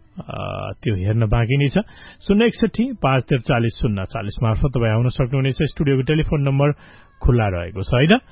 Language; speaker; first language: Nepali; native; Nepali